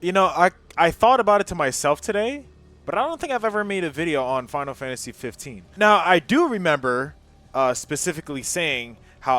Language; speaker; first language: English; native; English